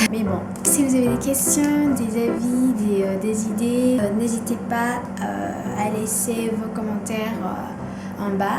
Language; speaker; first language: French; non-native, fluent; Indonesian